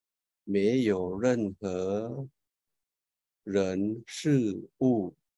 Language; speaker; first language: Chinese; non-native, fluent; Thai